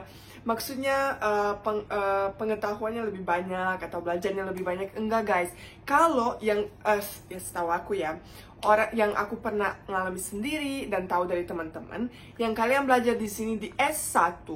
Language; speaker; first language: Indonesian; non-native, fluent; Bosnian